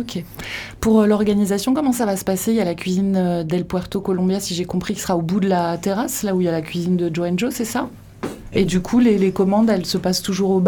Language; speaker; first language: French; native; French